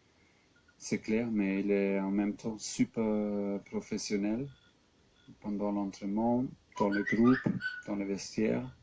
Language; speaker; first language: French; non-native, fluent; German